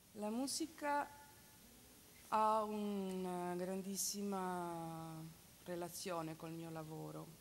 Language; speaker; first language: Italian; non-native, fluent; Spanish